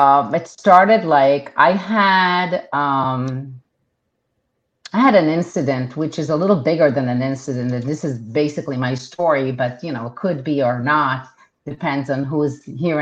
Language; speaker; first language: English; non-native, fluent; Hebrew